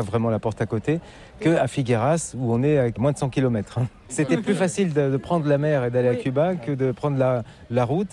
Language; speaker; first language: French; native; French